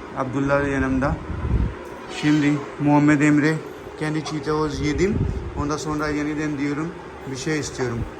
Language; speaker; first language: Turkish; non-native, learner; Urdu